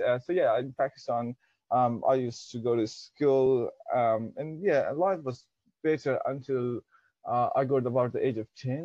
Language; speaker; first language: English; non-native, local second language; Persian